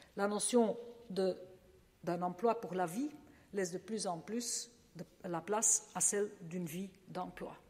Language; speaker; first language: French; non-native, local second language; Dutch